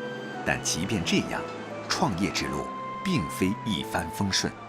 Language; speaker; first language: Chinese; native; Chinese